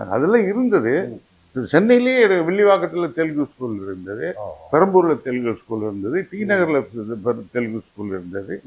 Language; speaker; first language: Tamil; non-native, local second language; Telugu